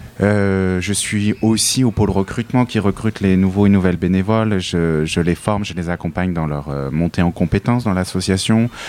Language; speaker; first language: French; native; French